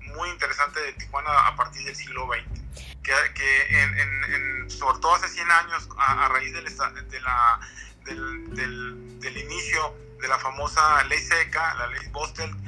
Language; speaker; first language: Spanish; native; Spanish